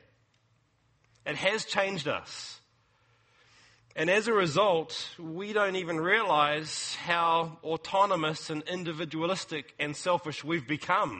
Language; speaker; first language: English; native; English